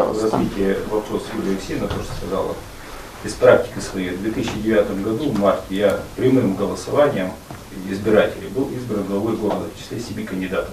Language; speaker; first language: Russian; native; Russian